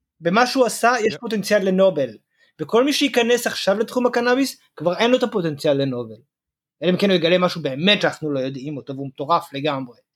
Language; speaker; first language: Hebrew; native; Hebrew